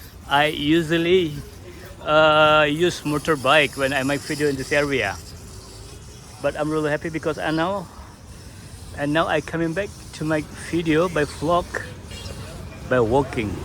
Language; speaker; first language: English; non-native, learner; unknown